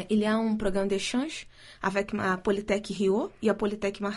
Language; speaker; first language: French; non-native, learner; Portuguese